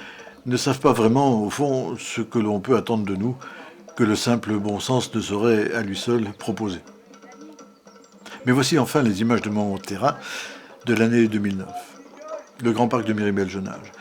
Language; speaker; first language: French; native; French